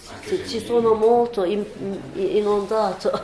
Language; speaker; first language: Italian; non-native, learner; Turkish